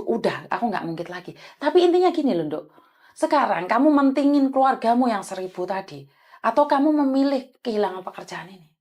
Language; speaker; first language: Malay; native; Malay